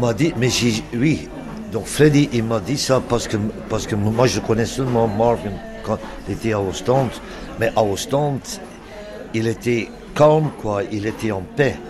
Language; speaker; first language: French; non-native, local second language; Dutch